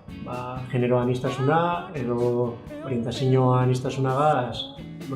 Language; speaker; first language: Basque; native; Basque